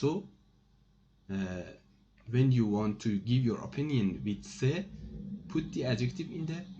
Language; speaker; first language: English; non-native, fluent; Persian